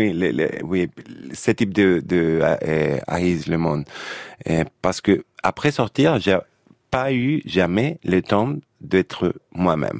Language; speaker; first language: French; non-native, fluent; Spanish